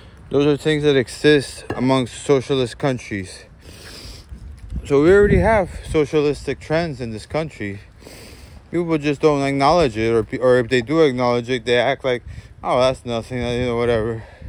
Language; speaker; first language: English; early bilingual, other home language; Spanish